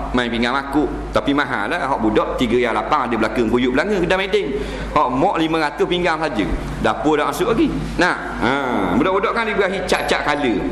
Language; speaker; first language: Malay; native; Malay